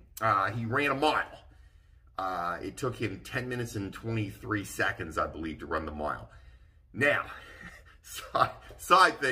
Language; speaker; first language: English; native; English